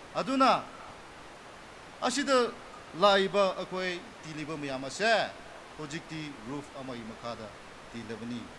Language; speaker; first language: Manipuri; non-native, local second language; Tangkhul Naga (India)